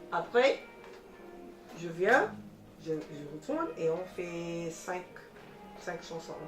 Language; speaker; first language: French; non-native, fluent; English